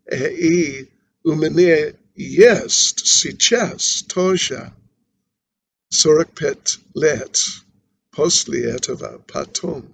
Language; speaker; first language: Russian; non-native, learner; English